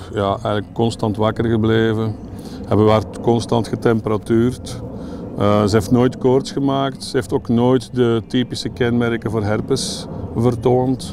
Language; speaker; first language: Dutch; native; Dutch